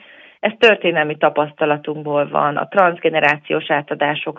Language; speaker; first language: Hungarian; native; Hungarian